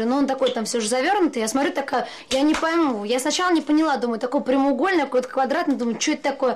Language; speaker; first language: Russian; native; Russian